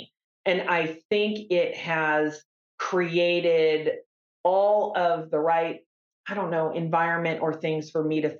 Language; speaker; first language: English; native; English